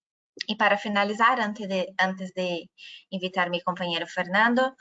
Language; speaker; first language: Spanish; non-native, fluent; Portuguese